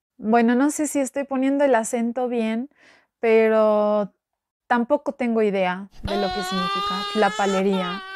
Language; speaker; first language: Spanish; non-native, fluent; Albanian